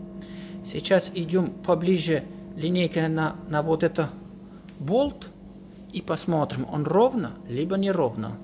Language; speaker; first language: Russian; non-native, learner; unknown